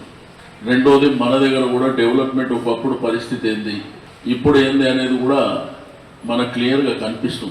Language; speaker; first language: Telugu; native; Telugu